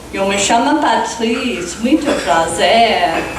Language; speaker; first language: Portuguese; non-native, learner; English